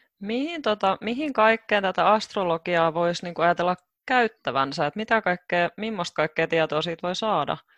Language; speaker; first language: Finnish; native; Finnish